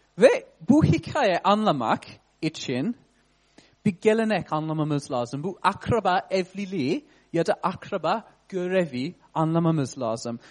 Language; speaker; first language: Turkish; non-native, fluent; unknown